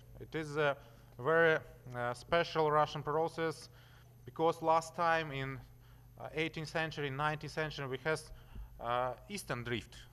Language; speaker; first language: English; non-native, learner; Russian